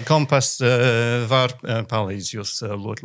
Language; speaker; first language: Latvian; non-native, learner; English